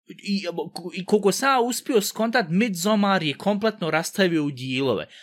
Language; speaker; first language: Bosnian; early bilingual, heritage; Bosnian